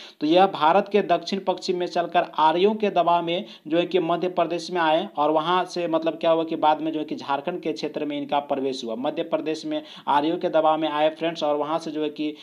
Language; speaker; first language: Hindi; native; Hindi